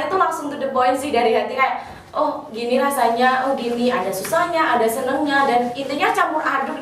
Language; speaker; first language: Indonesian; native; Indonesian